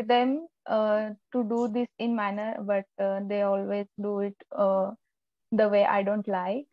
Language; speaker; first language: English; non-native, local second language; Marathi